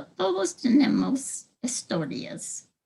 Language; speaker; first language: Spanish; early bilingual, heritage; English